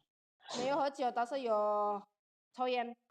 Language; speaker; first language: Chinese; non-native, fluent; Indonesian